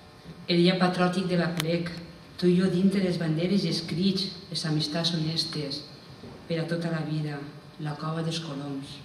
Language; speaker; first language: Catalan; native; Catalan